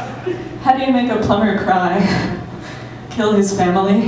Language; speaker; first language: English; native; English